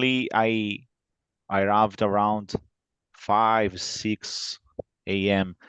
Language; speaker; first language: English; non-native, fluent; Portuguese